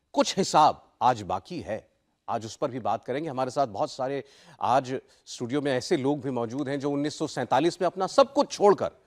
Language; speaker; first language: Hindi; native; Hindi